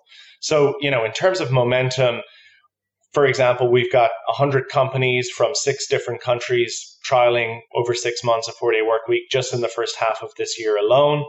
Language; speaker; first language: English; native; English